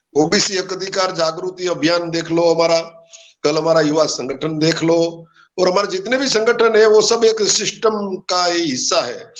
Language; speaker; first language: Hindi; non-native, local second language; Gujarati